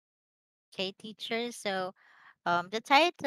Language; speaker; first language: English; non-native, learner; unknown